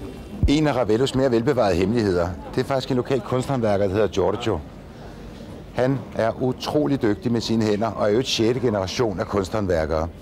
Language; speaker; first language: Danish; native; Danish